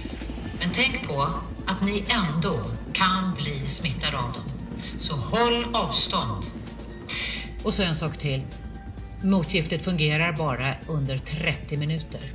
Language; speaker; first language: Swedish; native; Swedish